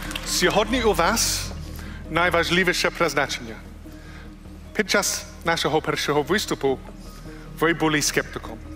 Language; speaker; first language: Ukrainian; non-native, learner; English